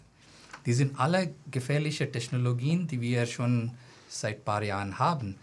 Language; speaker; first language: German; non-native, fluent; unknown